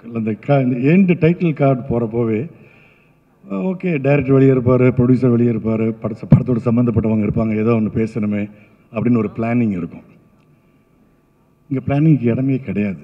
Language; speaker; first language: Tamil; native; Tamil